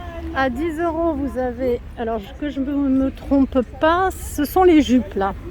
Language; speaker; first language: French; native; French